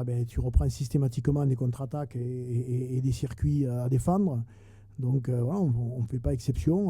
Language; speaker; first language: French; native; French